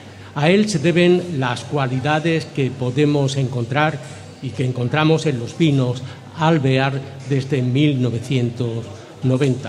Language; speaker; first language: Spanish; native; Spanish